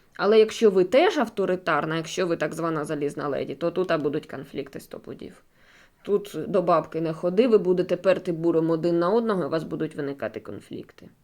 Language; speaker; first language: Ukrainian; non-native, local second language; Russian